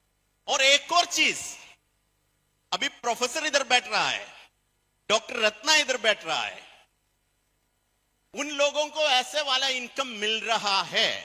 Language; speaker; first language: Hindi; non-native, fluent; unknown